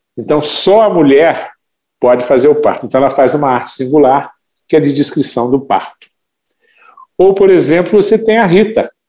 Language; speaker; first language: Portuguese; native; Portuguese